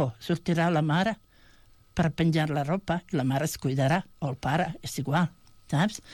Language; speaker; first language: Catalan; non-native, fluent; Bosnian